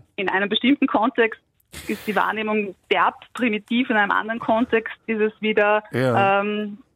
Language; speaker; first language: German; native; German